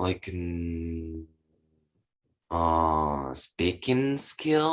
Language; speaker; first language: English; non-native, learner; Japanese